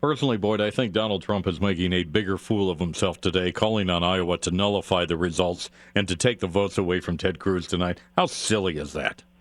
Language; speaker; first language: English; native; English